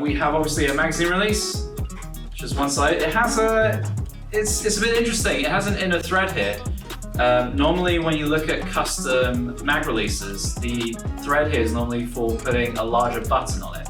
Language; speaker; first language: English; native; English